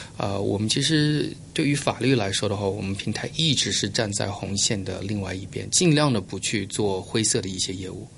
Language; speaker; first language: Chinese; early bilingual, heritage; Chinese